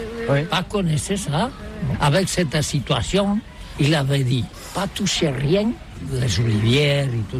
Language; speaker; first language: French; non-native, learner; Catalan